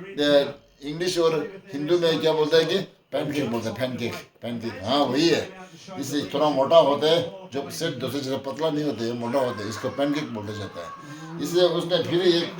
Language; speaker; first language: Hindi; non-native, local second language; Tibetan